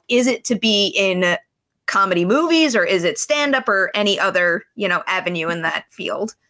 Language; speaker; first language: English; native; English